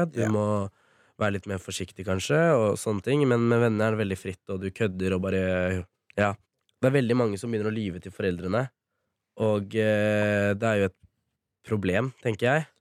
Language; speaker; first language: Norwegian; early bilingual, other home language; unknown